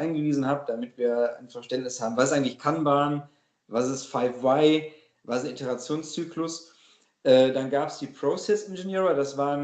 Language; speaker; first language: German; native; German